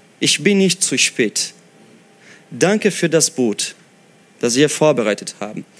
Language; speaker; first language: German; non-native, fluent; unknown